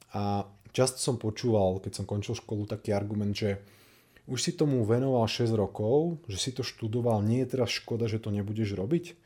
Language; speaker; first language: Slovak; native; Slovak